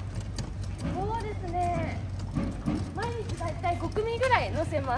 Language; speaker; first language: Japanese; native; Japanese